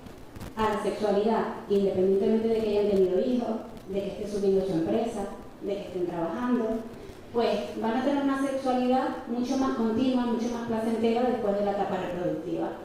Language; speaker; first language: Spanish; native; Spanish